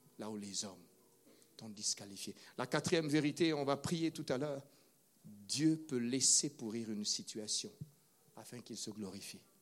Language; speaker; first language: French; non-native, local second language; Lingala